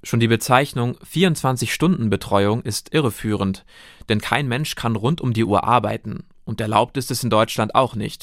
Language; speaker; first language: German; native; German